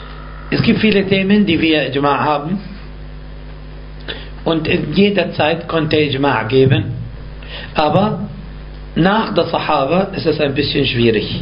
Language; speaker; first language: German; non-native, fluent; Arabic